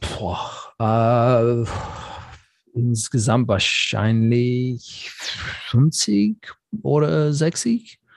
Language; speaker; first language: German; non-native, fluent; English